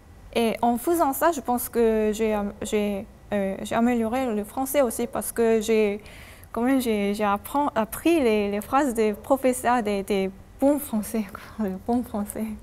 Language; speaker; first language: French; non-native, fluent; Korean